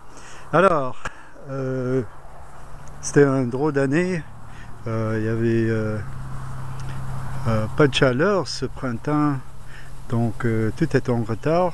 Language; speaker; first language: French; non-native, learner; English